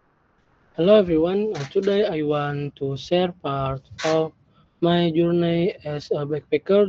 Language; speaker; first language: English; non-native, learner; Indonesian